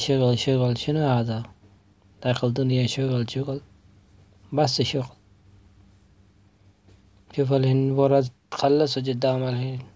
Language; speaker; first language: Arabic; non-native, learner; Urdu